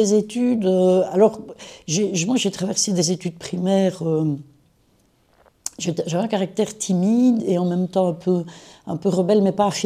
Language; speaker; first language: French; native; French